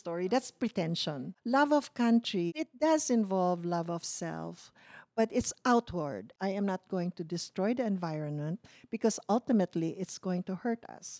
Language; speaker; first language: English; non-native, local second language; Cebuano